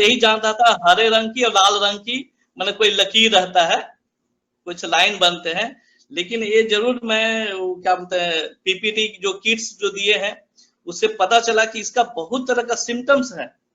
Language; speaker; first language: Hindi; native; Hindi